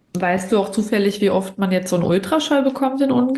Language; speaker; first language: German; native; German